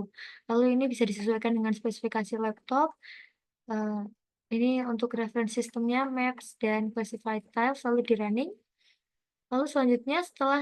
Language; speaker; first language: Indonesian; native; Indonesian